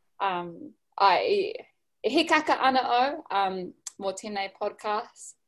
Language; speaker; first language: Māori; non-native, local second language; English